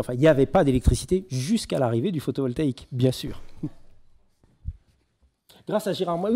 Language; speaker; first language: French; native; French